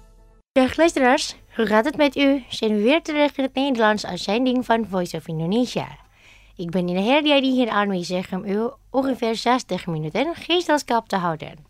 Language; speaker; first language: Dutch; non-native, learner; Indonesian